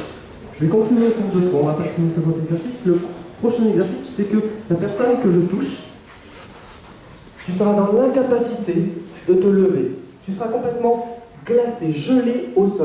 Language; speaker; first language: French; native; French